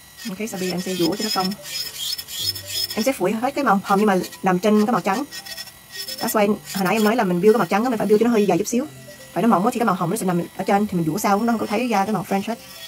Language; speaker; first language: Vietnamese; early bilingual, heritage; Vietnamese